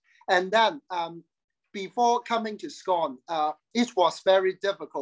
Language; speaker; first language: English; non-native, local second language; Cantonese